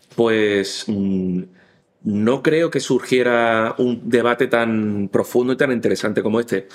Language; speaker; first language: Spanish; native; Spanish